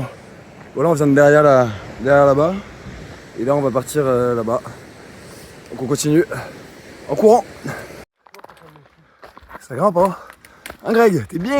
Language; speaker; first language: French; native; French